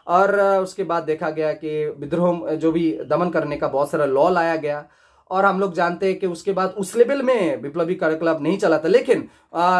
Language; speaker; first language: Hindi; non-native, local second language; Bangla